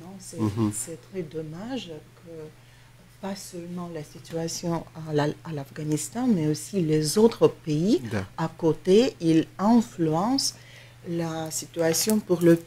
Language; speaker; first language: French; non-native, fluent; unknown